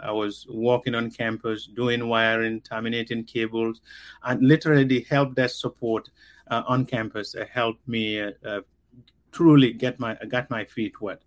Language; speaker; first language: English; non-native, local second language; Mandingo